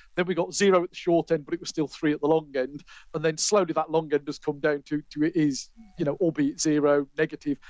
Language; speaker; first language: English; native; English